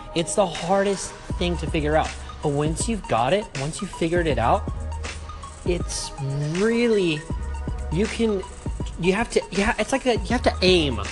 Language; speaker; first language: English; early bilingual, other home language; Spanish